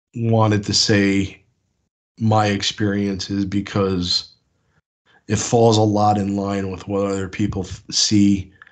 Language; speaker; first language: English; native; English